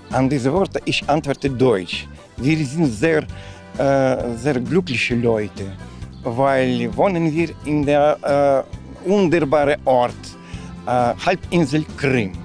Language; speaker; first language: German; non-native, learner; Russian